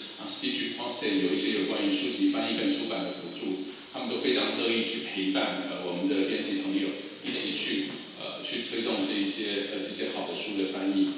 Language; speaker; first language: Chinese; native; Chinese